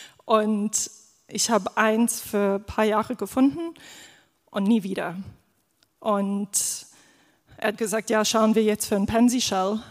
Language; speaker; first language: German; non-native, fluent; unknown